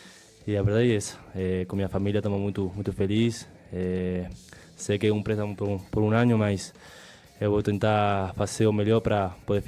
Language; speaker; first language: Portuguese; non-native, fluent; Spanish